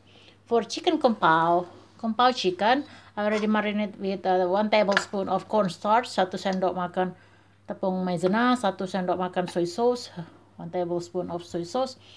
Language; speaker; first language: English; non-native, learner; Indonesian